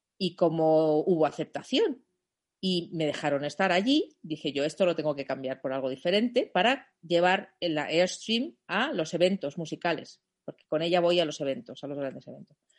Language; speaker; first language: Spanish; non-native, fluent; German